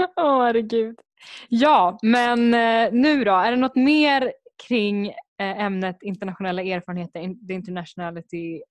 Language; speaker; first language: Swedish; native; Swedish